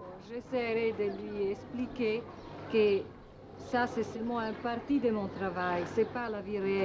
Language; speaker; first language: French; non-native, learner; Italian